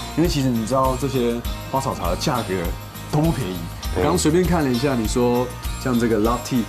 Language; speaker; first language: Chinese; native; Chinese